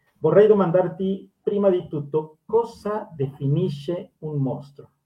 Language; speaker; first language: Italian; non-native, fluent; Spanish